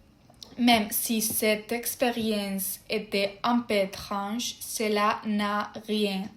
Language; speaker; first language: French; non-native, fluent; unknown